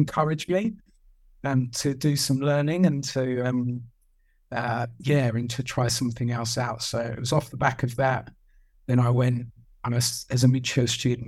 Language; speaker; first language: English; native; English